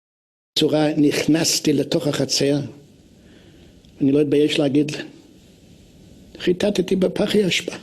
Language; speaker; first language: Hebrew; non-native, fluent; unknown